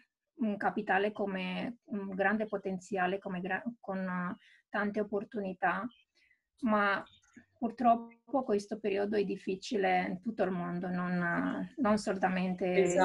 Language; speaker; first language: Italian; non-native, fluent; Romanian